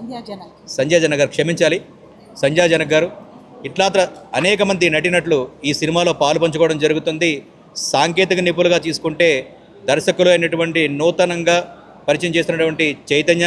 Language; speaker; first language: Telugu; native; Telugu